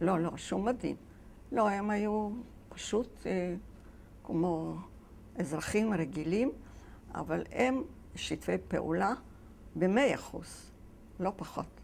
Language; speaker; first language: Hebrew; non-native, fluent; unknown